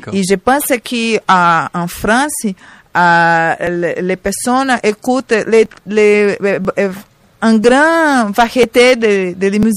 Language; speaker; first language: French; non-native, learner; Portuguese